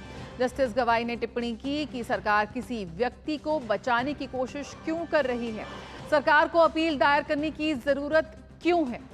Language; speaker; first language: Hindi; native; Hindi